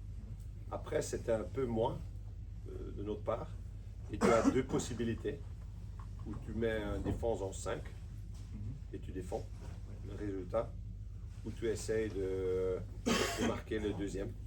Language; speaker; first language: French; non-native, local second language; Dutch